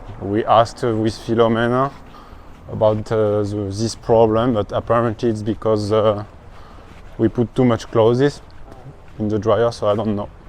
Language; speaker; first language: English; non-native, learner; French